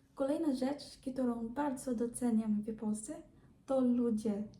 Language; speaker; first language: Polish; non-native, learner; Filipino